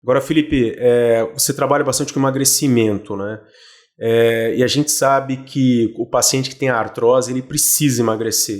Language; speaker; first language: Portuguese; native; Portuguese